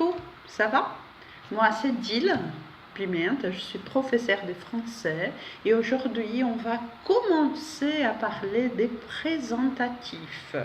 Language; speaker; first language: French; non-native, fluent; Portuguese